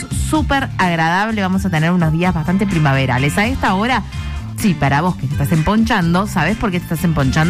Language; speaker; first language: Spanish; native; Spanish